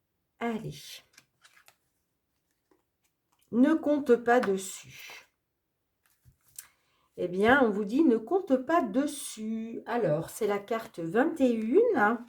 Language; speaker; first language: French; native; French